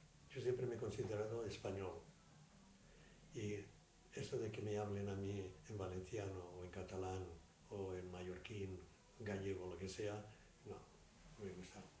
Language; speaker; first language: Spanish; native; Spanish